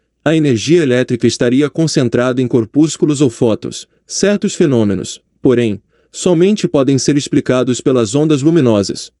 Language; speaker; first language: Portuguese; native; Portuguese